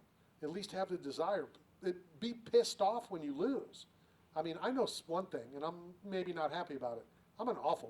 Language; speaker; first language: English; native; English